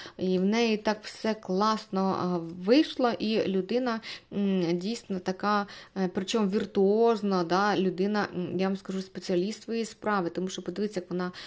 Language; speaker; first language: Ukrainian; non-native, local second language; Russian